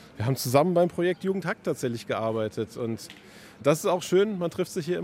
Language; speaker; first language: German; native; German